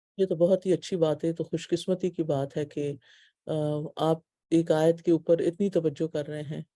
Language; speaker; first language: Urdu; native; Urdu